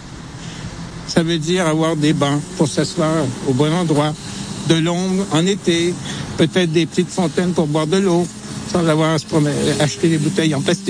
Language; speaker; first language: French; native; French